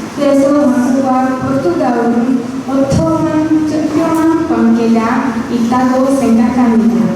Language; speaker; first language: Korean; non-native, learner; Portuguese